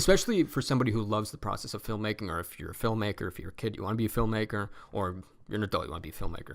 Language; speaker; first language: English; native; English